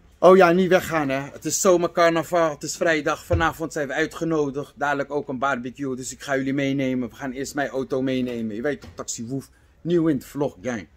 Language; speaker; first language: Dutch; non-native, fluent; Arabic